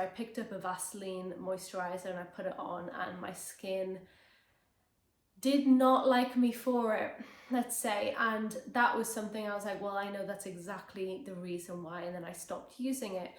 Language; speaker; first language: English; native; English